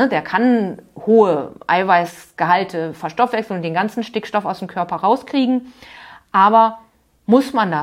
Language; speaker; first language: German; native; German